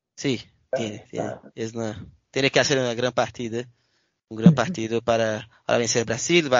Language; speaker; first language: Spanish; non-native, learner; Portuguese